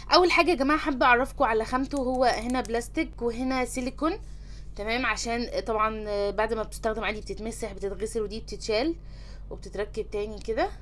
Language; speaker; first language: Arabic; native; Arabic